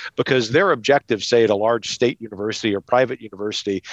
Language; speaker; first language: English; native; English